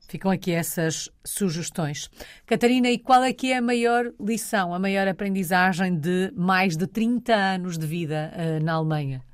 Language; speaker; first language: Portuguese; native; Portuguese